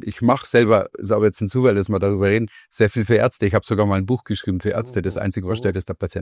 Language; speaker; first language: German; native; German